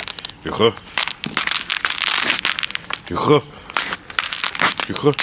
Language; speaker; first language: Russian; native; Russian